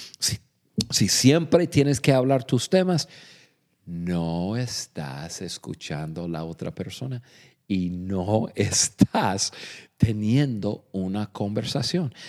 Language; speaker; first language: Spanish; non-native, fluent; English